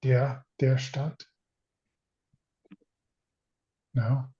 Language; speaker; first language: German; non-native, learner; English